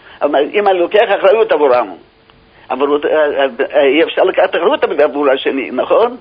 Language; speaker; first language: Hebrew; non-native, fluent; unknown